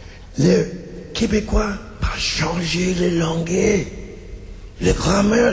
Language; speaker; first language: French; non-native, learner; English